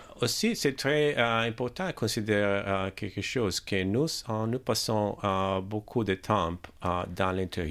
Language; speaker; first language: French; non-native, learner; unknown